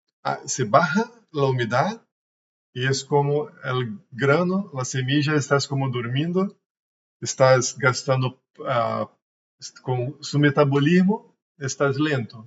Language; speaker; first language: Spanish; non-native, learner; Portuguese